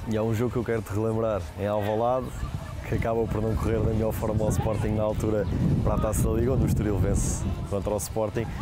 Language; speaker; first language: Portuguese; native; Portuguese